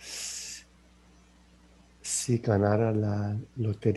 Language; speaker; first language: Spanish; non-native, learner; English